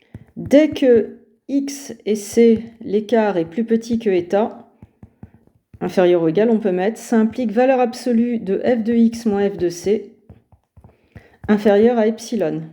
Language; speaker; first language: French; native; French